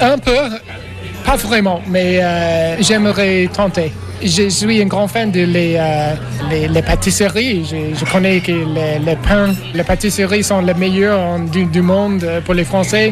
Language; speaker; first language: French; non-native, learner; English